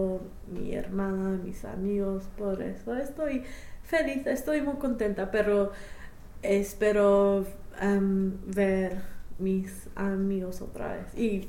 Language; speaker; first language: Spanish; non-native, fluent; English